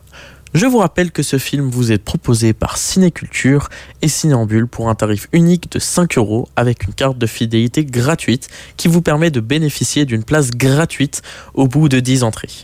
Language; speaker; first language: French; native; French